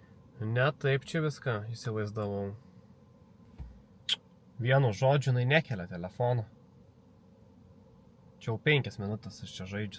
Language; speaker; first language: Lithuanian; native; Lithuanian